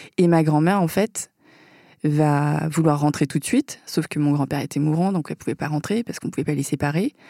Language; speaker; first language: French; early bilingual, other home language; Vietnamese